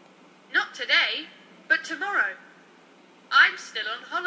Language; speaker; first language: English; non-native, learner; Vietnamese